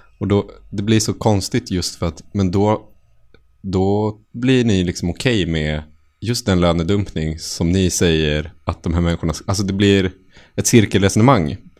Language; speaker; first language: Swedish; native; Swedish